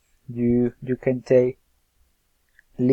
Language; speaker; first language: English; non-native, learner; Spanish